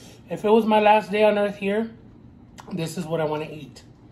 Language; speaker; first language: English; early bilingual, other home language; Spanish